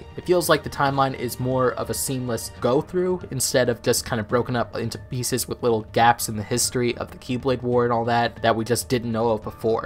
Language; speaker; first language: English; native; English